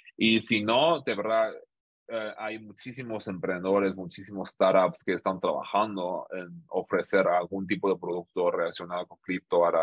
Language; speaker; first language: Spanish; non-native, fluent; Chinese